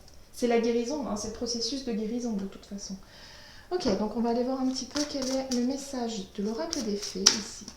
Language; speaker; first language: French; native; French